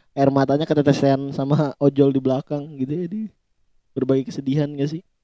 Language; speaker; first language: Indonesian; native; Indonesian